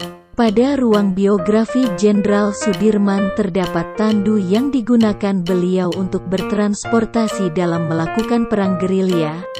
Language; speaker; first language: Indonesian; native; Indonesian